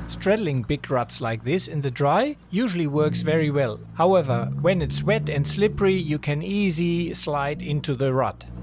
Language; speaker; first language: English; native; English